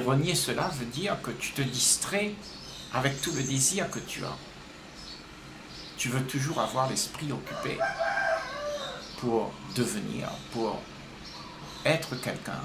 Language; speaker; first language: French; native; French